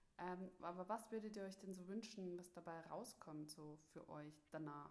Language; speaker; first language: German; native; German